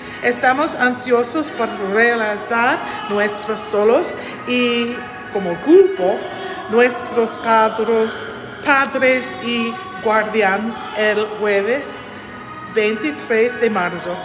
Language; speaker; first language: Spanish; non-native, learner; English